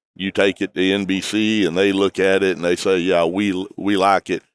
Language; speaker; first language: English; native; English